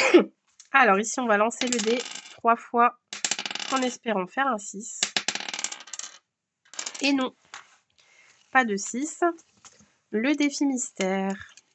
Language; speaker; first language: French; native; French